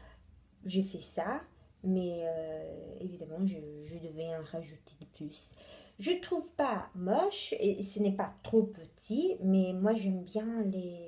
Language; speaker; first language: French; non-native, fluent; Italian